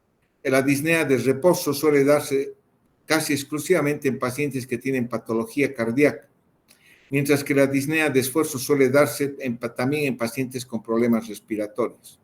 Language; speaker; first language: Spanish; native; Spanish